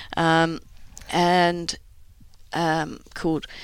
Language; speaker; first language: English; native; English